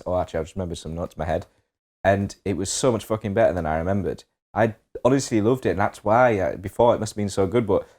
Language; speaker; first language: English; native; English